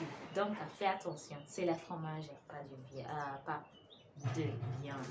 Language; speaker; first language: French; non-native, fluent; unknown